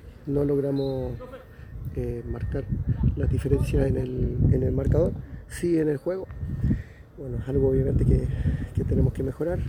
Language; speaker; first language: Spanish; native; Spanish